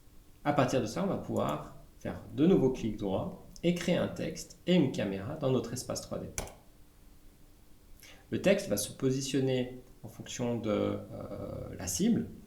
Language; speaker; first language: French; native; French